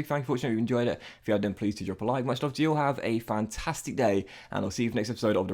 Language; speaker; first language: English; native; English